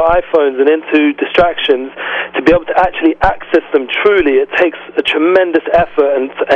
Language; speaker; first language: English; native; English